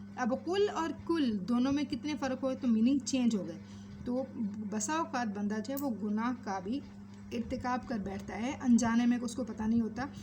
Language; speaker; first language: Urdu; native; Urdu